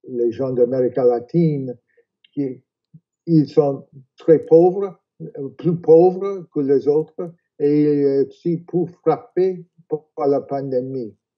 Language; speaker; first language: French; non-native, fluent; English